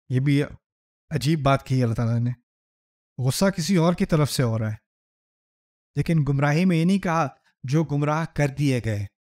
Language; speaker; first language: Urdu; native; Urdu